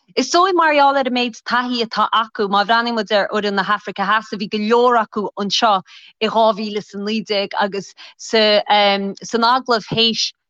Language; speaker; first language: Irish; native; Irish